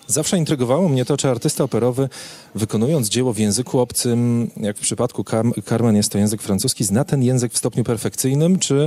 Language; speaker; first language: Polish; native; Polish